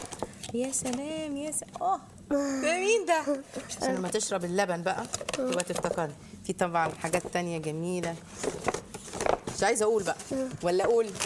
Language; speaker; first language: Arabic; native; Arabic